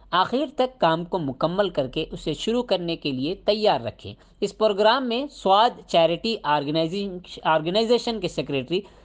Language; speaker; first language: Urdu; native; Urdu